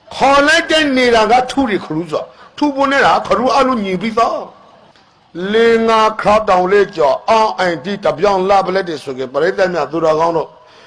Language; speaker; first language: Burmese; native; Burmese